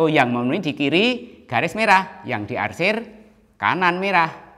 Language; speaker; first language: Indonesian; native; Indonesian